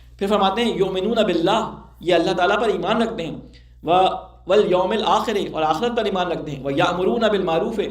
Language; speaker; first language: Urdu; native; Urdu